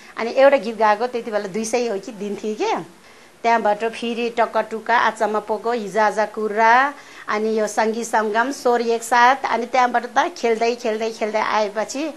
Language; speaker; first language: Nepali; non-native, local second language; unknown